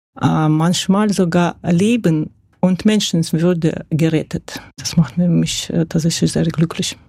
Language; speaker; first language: German; non-native, fluent; Russian